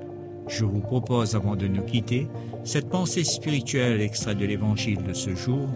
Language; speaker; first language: French; native; French